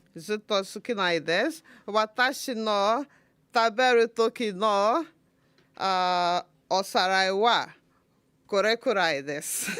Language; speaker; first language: Japanese; non-native, learner; Igbo